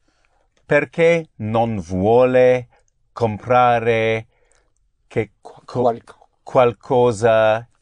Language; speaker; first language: Italian; non-native, learner; English